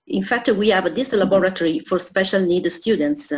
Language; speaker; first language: English; non-native, fluent; Italian